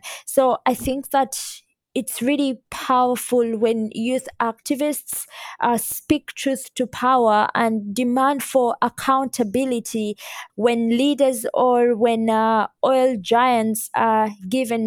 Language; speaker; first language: English; non-native, local second language; Ganda